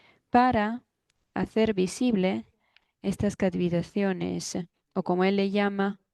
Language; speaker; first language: Spanish; non-native, fluent; German